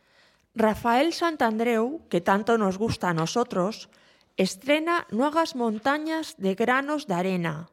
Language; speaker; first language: Spanish; native; Spanish